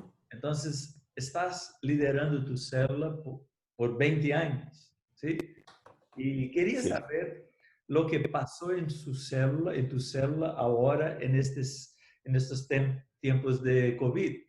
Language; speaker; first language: Spanish; non-native, fluent; Portuguese